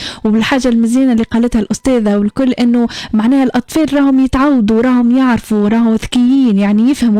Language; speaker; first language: Arabic; native; Arabic